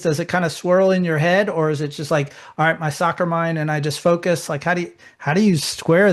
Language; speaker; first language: English; native; English